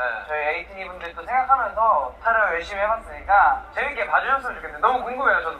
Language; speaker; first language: Korean; native; Korean